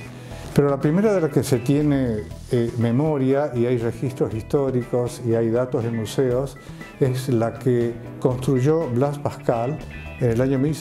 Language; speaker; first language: Spanish; native; Spanish